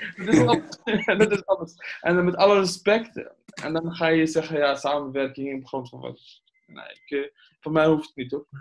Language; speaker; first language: Dutch; early bilingual, other home language; Arabic